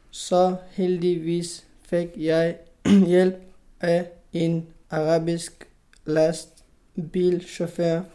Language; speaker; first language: Danish; non-native, learner; Pashto